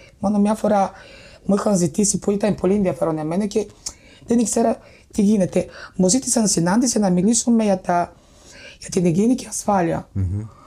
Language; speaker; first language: Greek; non-native, fluent; Bulgarian